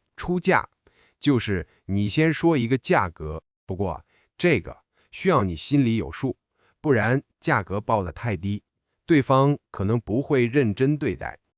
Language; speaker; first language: Chinese; non-native, fluent; English